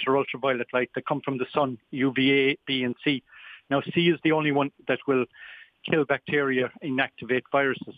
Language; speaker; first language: English; native; English